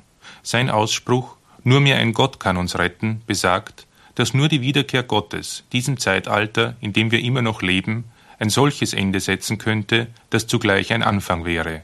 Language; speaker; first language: German; native; German